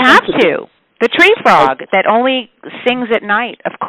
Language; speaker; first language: English; native; English